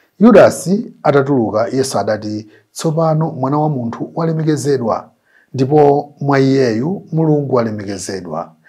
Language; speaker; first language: Nyanja; native; Nyanja